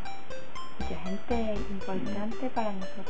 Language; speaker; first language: Spanish; non-native, learner; Japanese